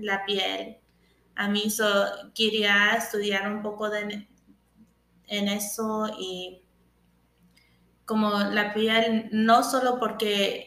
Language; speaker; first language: Spanish; early bilingual, heritage; English